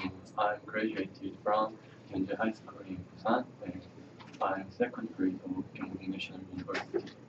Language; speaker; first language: English; non-native, learner; Korean